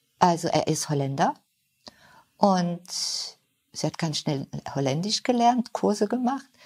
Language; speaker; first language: German; non-native, fluent; French